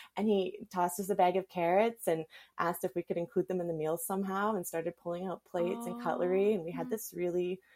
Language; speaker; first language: English; native; English